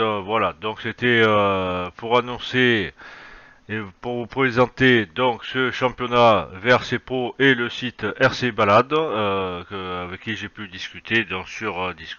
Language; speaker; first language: French; native; French